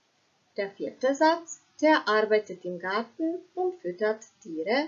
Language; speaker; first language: German; non-native, fluent; Croatian